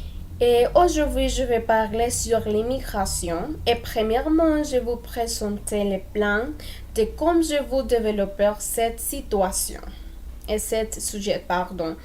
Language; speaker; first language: French; non-native, learner; Spanish